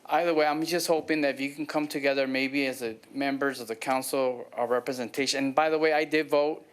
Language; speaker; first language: English; native; English